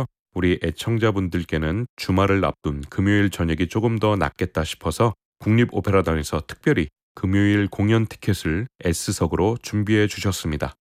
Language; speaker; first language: Korean; native; Korean